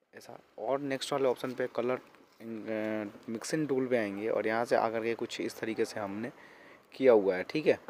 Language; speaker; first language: Hindi; native; Hindi